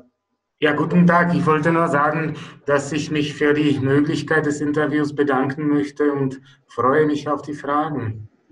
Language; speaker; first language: German; non-native, fluent; Czech